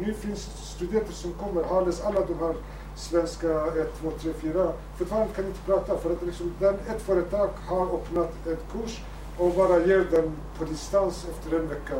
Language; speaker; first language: Swedish; non-native, fluent; Kurdish